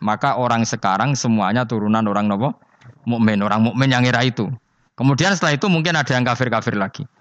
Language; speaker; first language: Malay; non-native, local second language; Javanese